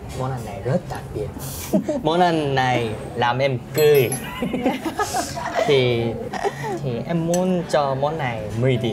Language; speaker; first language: Vietnamese; non-native, fluent; Korean